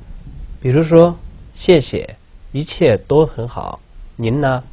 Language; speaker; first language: Chinese; non-native, local second language; Tibetan